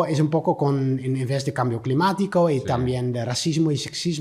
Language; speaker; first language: Spanish; non-native, learner; Dutch